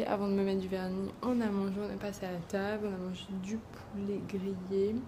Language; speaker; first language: French; native; French